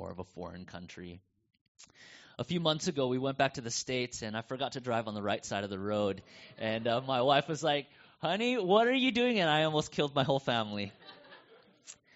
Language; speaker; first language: English; native; English